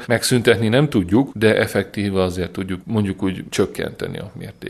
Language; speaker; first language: Hungarian; native; Hungarian